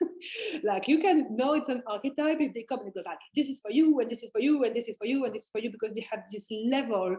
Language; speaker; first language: English; non-native, fluent; French